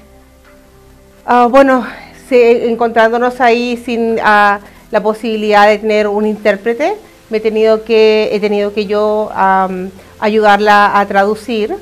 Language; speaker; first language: Spanish; native; Spanish